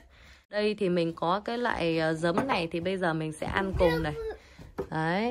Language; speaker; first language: Vietnamese; native; Vietnamese